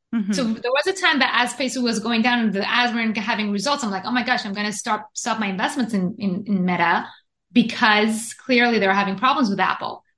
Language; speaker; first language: English; non-native, fluent; Persian